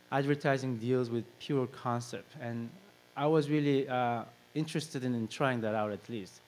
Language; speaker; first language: English; non-native, fluent; Korean